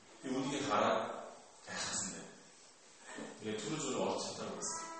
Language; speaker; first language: Mongolian; non-native, fluent; Korean